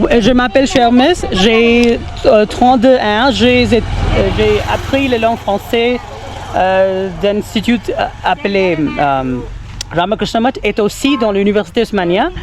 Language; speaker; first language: French; non-native, fluent; Urdu